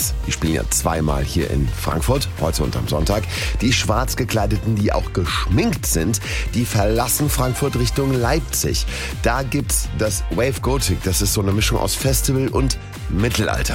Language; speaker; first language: German; native; German